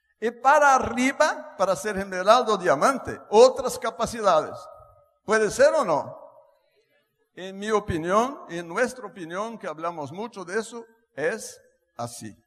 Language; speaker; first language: Spanish; non-native, fluent; Portuguese